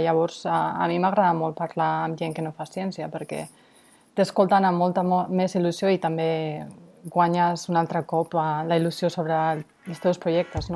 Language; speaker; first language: Catalan; non-native, fluent; Spanish